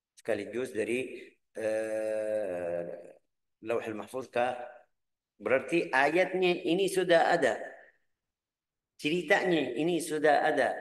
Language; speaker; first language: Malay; non-native, fluent; Arabic